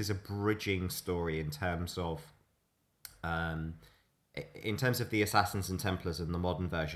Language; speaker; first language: English; native; English